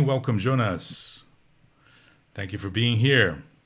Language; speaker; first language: English; non-native, fluent; Portuguese